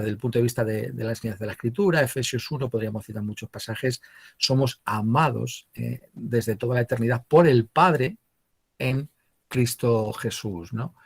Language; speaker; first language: Spanish; native; Spanish